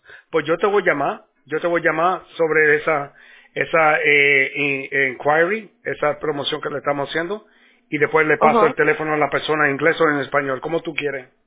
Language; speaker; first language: Spanish; early bilingual, heritage; Spanish